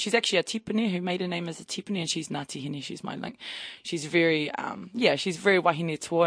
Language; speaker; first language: English; native; English